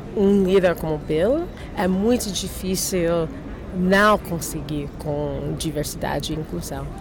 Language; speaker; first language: Portuguese; non-native, learner; English